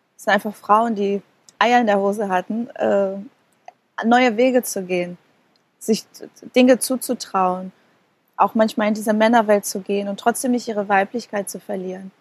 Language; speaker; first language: German; non-native, fluent; Portuguese